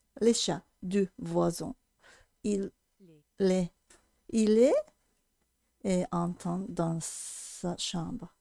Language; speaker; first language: French; non-native, learner; Japanese